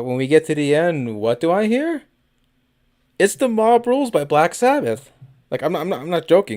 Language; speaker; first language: English; native; English